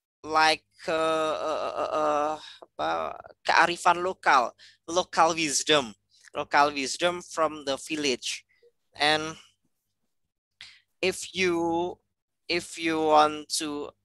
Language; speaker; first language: English; non-native, fluent; Indonesian